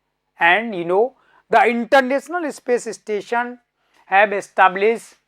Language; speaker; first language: English; non-native, local second language; Hindi